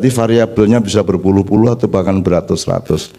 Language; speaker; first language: Indonesian; native; Indonesian